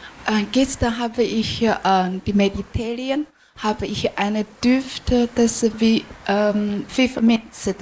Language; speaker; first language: German; non-native, learner; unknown